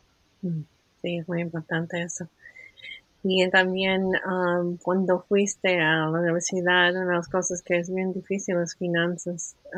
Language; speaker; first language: Spanish; early bilingual, heritage; Spanish